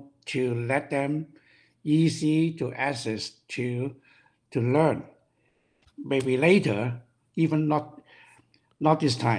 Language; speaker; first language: English; non-native, local second language; Cantonese